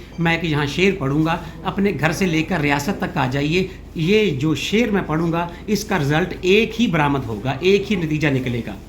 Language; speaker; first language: Urdu; native; Urdu